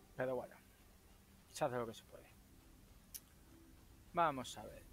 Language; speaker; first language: Spanish; native; Spanish